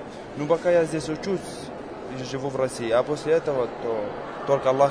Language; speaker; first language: Russian; non-native, fluent; Arabic